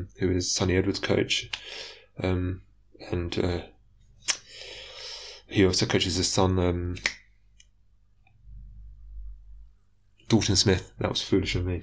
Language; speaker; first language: English; native; English